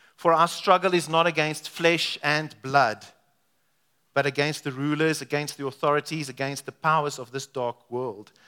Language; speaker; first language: English; non-native, local second language; Afrikaans